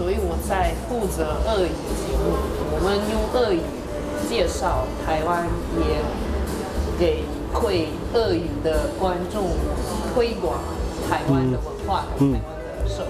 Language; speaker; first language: Chinese; non-native, fluent; Russian